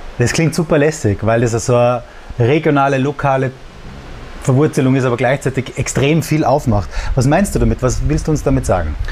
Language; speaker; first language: German; native; German